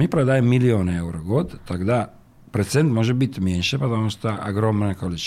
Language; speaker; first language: Russian; non-native, learner; Italian